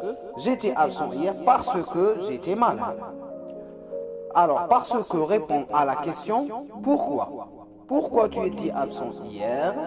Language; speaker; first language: French; non-native, local second language; Arabic